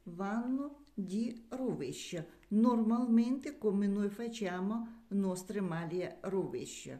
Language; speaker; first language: Italian; non-native, learner; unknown